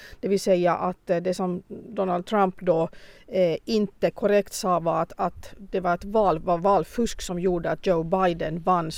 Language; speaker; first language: Swedish; native; Swedish